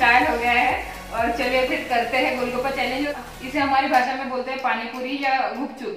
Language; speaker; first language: Hindi; non-native, local second language; Marathi